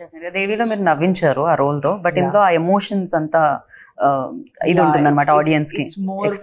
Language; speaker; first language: Telugu; native; Telugu